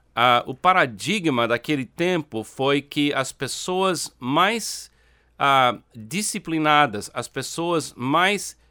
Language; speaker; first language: Portuguese; non-native, fluent; English